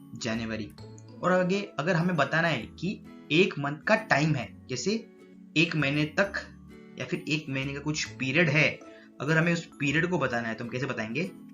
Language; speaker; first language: Hindi; native; Hindi